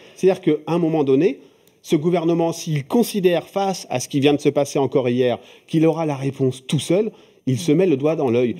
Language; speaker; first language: French; native; French